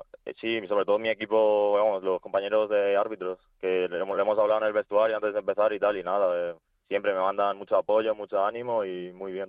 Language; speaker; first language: Spanish; early bilingual, other home language; Ukrainian